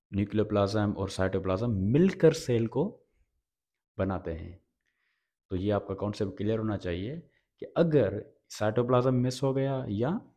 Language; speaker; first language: Urdu; non-native, local second language; Sindhi